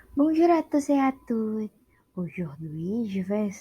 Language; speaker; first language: French; non-native, learner; Indonesian